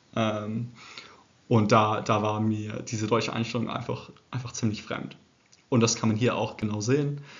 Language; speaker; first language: German; early bilingual, heritage; English